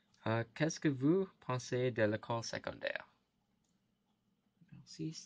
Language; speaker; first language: French; non-native, learner; English